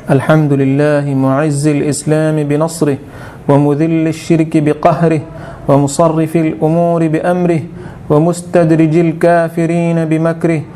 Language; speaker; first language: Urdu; native; Urdu